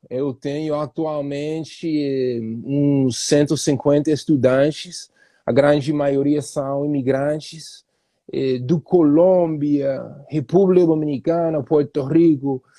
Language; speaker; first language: Portuguese; non-native, fluent; English